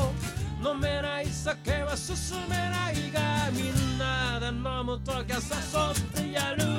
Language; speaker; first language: Japanese; native; Japanese